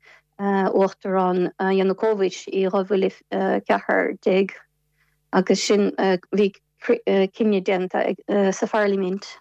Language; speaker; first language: Irish; non-native, fluent; Ukrainian